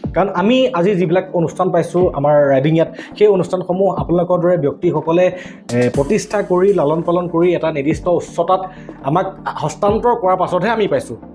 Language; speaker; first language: Assamese; native; Assamese